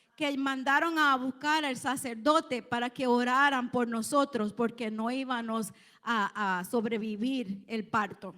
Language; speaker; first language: Spanish; early bilingual, heritage; Spanish